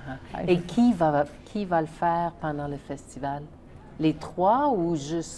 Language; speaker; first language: French; native; French